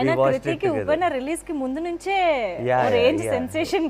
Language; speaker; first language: Telugu; native; Telugu